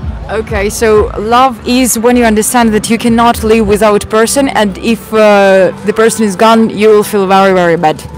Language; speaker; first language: English; non-native, fluent; Ukrainian